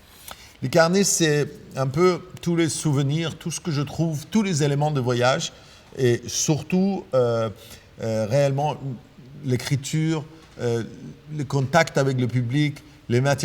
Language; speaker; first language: French; non-native, fluent; Persian